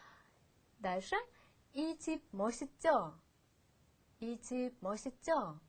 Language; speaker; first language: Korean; non-native, fluent; Russian